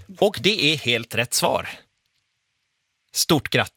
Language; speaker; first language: Swedish; native; Swedish